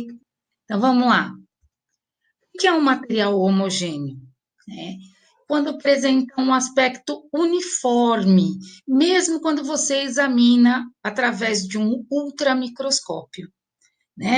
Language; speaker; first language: Portuguese; native; Portuguese